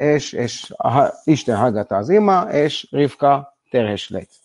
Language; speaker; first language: Hungarian; non-native, learner; Hebrew